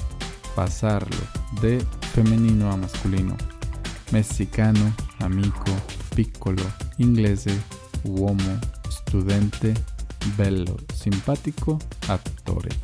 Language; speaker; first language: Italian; non-native, fluent; Spanish